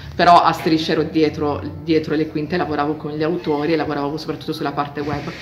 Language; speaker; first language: Italian; native; Italian